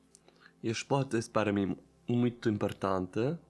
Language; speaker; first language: Portuguese; non-native, learner; Italian